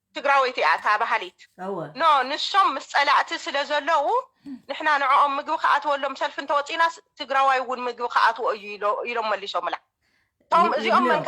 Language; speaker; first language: Tigrinya; native; Tigrinya